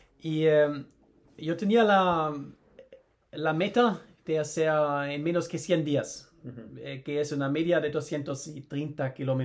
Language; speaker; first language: Spanish; non-native, learner; German